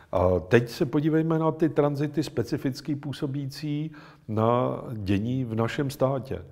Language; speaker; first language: Czech; native; Czech